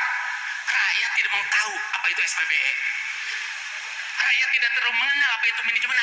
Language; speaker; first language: Indonesian; non-native, local second language; Sundanese